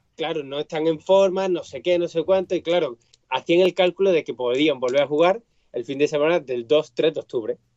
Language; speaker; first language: Spanish; native; Spanish